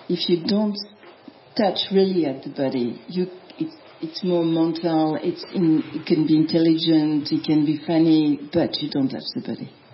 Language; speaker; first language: English; non-native, fluent; French